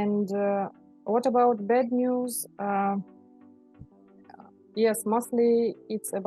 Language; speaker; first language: English; non-native, learner; Russian